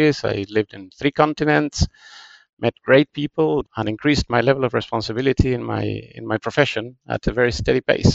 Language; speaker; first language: English; non-native, fluent; Spanish